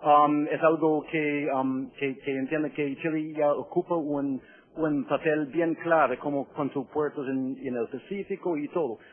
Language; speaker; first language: Spanish; non-native, fluent; English